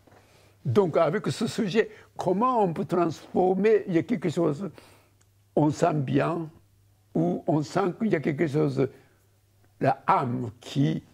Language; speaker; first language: French; non-native, learner; Japanese